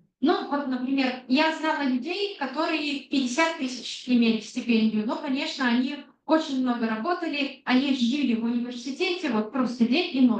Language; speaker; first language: Russian; non-native, fluent; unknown